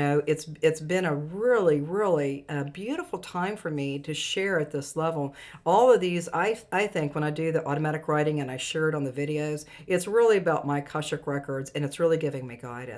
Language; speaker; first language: English; native; English